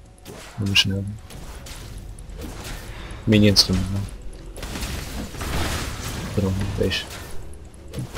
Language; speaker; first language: German; native; German